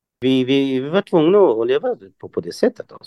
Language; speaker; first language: Swedish; non-native, fluent; Kurdish